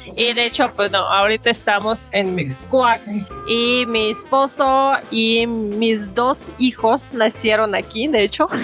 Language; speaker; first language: Spanish; non-native, fluent; Russian